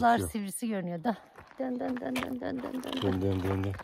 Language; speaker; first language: Turkish; native; Turkish